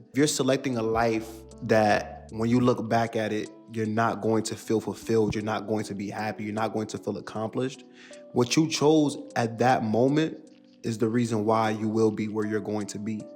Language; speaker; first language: English; native; English